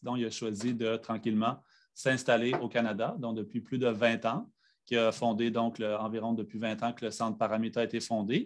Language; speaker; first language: French; native; French